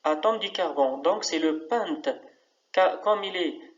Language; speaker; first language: French; non-native, local second language; Arabic